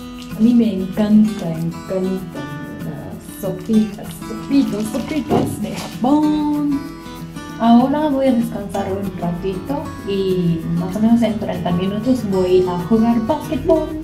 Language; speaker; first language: Spanish; non-native, fluent; Japanese